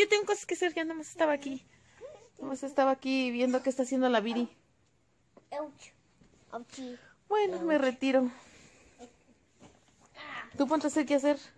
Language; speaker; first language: Spanish; native; Spanish